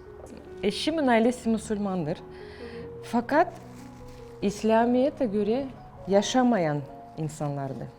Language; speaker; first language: Turkish; non-native, fluent; Russian